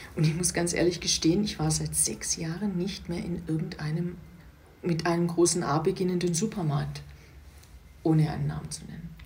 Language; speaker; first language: German; native; German